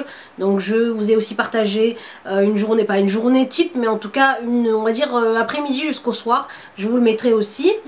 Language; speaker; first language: French; native; French